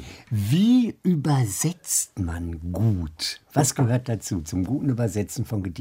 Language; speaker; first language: German; native; German